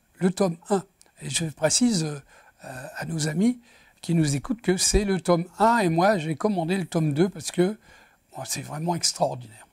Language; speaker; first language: French; native; French